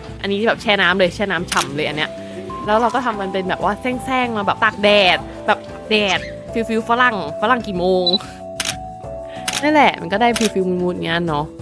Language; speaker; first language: Thai; native; Thai